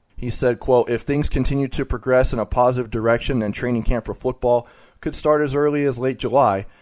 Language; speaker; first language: English; native; English